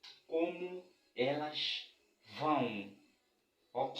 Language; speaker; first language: Portuguese; non-native, fluent; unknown